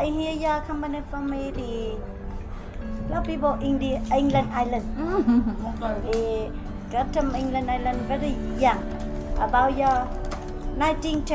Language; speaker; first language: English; non-native, learner; Vietnamese